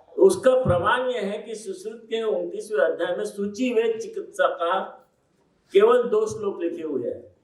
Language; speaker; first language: Hindi; native; Hindi